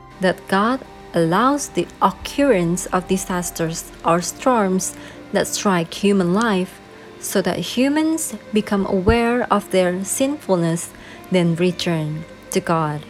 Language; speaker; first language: English; non-native, fluent; Indonesian